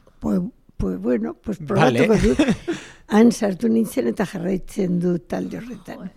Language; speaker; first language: Basque; non-native, local second language; Spanish